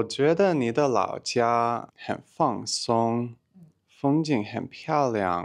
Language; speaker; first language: Chinese; non-native, learner; English